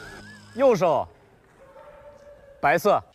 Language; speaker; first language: Chinese; native; Chinese